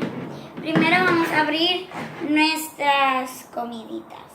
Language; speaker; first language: Spanish; early bilingual, heritage; Spanish